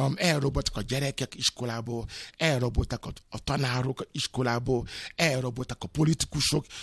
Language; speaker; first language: Hungarian; non-native, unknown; Yoruba